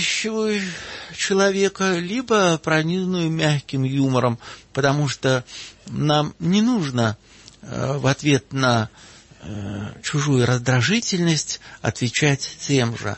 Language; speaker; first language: Russian; native; Russian